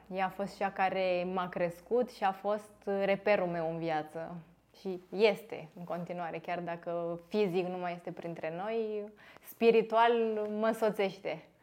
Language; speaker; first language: Romanian; native; Romanian